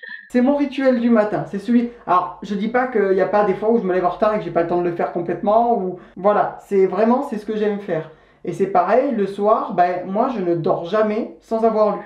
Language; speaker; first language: French; native; French